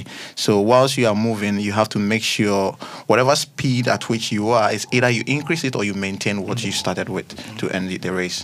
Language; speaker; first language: English; non-native, local second language; Akan